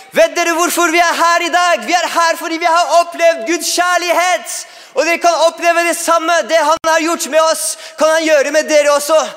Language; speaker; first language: Norwegian; non-native, fluent; English